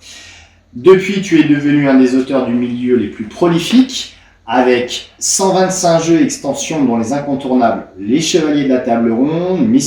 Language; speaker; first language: French; native; French